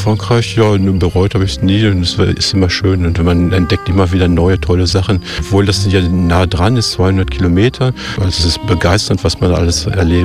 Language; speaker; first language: German; native; German